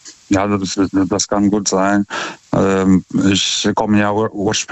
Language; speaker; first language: German; non-native, fluent; Lithuanian